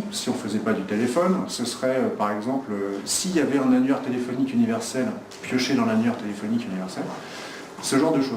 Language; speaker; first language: French; native; French